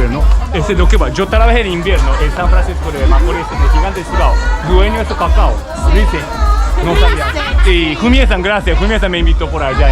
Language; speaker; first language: Spanish; non-native, learner; Japanese